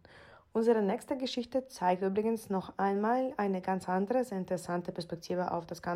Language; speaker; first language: German; non-native, fluent; Ukrainian